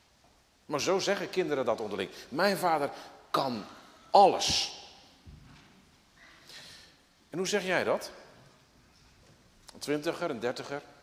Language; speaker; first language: Dutch; native; Dutch